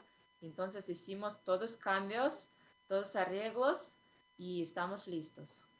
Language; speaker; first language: Spanish; non-native, fluent; Russian